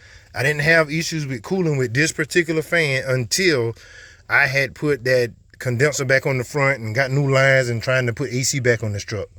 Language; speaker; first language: English; native; English